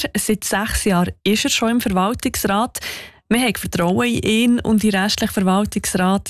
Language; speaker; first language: German; native; German